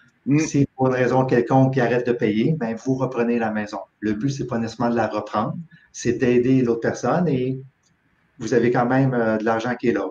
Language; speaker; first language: French; native; French